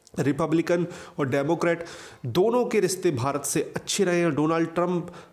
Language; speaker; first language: Hindi; native; Hindi